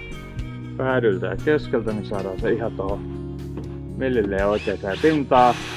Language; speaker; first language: Finnish; native; Finnish